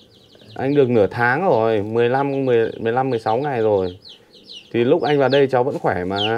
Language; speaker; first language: Vietnamese; native; Vietnamese